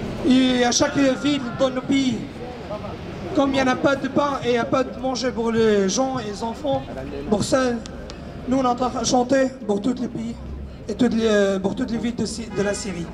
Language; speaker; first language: French; non-native, learner; Arabic